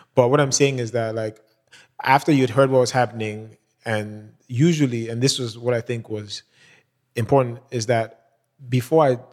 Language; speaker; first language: English; non-native, local second language; Yoruba